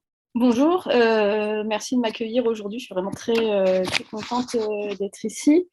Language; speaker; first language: French; native; French